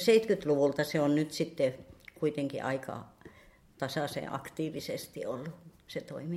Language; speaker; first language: Finnish; native; Finnish